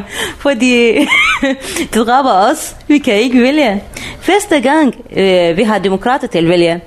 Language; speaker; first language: Danish; non-native, learner; Arabic